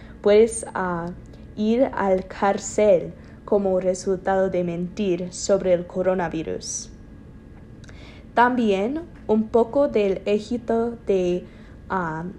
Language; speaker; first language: Spanish; non-native, learner; English